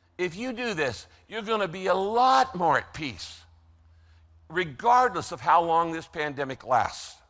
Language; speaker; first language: English; native; English